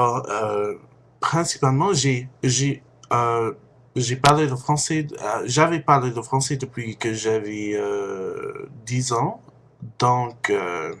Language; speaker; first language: French; non-native, fluent; English